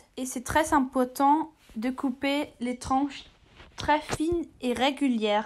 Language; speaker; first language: French; non-native, fluent; English